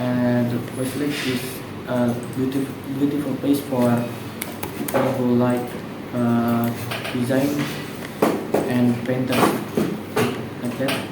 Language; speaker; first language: English; non-native, learner; Indonesian